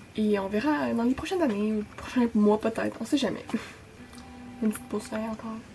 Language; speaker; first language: French; native; French